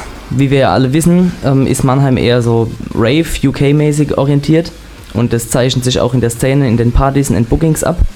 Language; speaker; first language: German; native; German